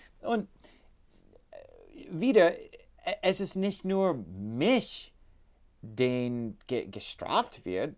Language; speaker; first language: German; non-native, learner; English